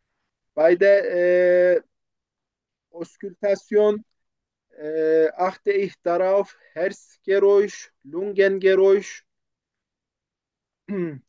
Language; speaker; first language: German; non-native, learner; Turkish